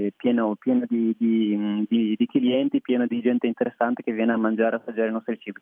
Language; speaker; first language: Italian; non-native, fluent; Persian